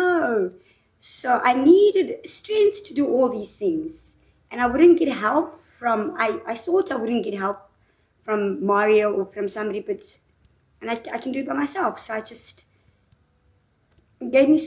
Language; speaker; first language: English; native; English